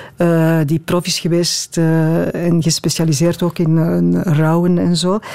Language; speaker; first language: Dutch; native; Dutch